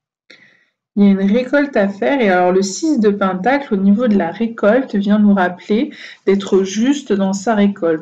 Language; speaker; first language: French; native; French